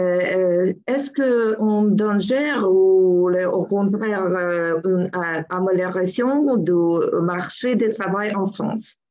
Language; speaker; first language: French; non-native, learner; Ukrainian